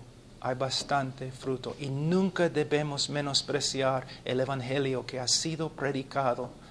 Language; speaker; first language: Spanish; non-native, fluent; English